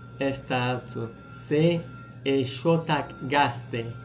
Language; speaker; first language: Basque; non-native, learner; English